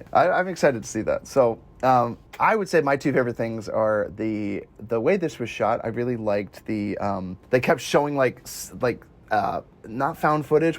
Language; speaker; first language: English; native; English